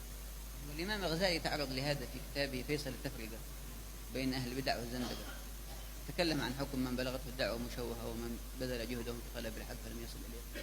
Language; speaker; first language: Arabic; native; Arabic